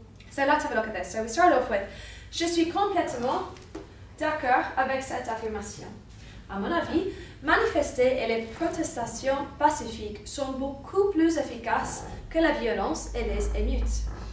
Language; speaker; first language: French; non-native, fluent; English